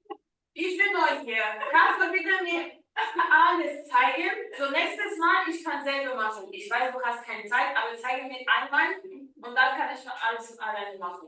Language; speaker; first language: German; non-native, learner; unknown